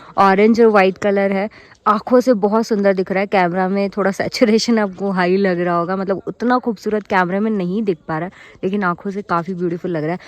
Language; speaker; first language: Hindi; native; Hindi